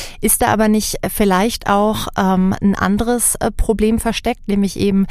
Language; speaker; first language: German; native; German